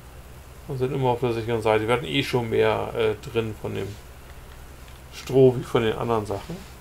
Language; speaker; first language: German; native; German